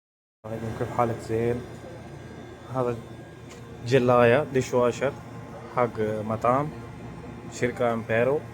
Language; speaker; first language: Arabic; non-native, learner; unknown